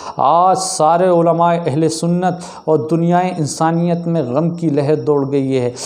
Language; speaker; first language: Urdu; native; Urdu